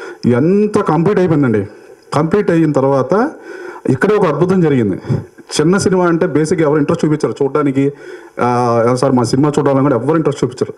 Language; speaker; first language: Telugu; native; Telugu